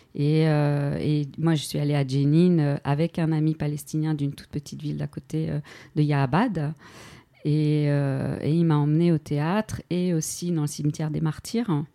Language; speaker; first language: French; native; French